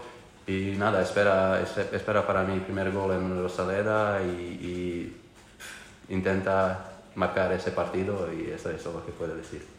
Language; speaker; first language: Spanish; non-native, learner; Croatian